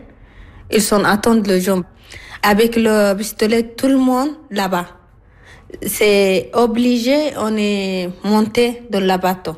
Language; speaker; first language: French; non-native, learner; Arabic